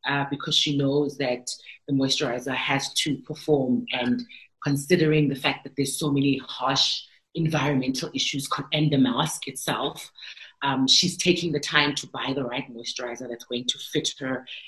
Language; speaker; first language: English; non-native, local second language; Zulu